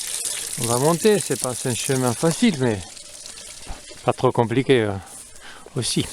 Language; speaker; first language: French; non-native, fluent; Spanish